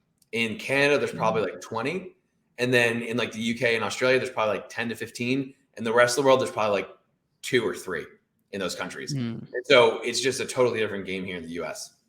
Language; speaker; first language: English; native; English